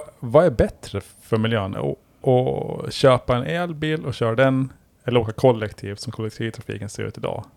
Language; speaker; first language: Swedish; native; Swedish